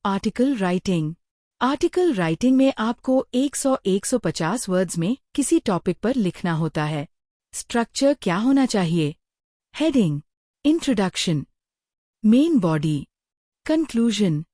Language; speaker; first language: Hindi; native; Hindi